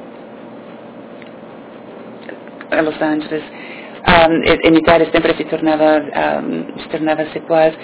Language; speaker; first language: Italian; early bilingual, heritage; Italian